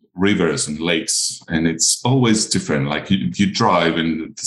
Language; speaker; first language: English; non-native, fluent; Greek